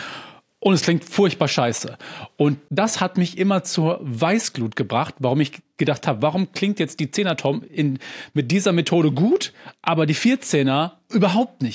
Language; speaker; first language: German; native; German